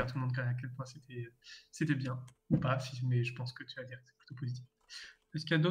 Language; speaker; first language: French; native; French